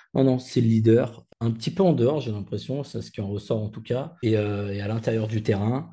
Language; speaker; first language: French; native; French